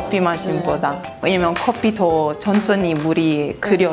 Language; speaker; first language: Korean; non-native, learner; Italian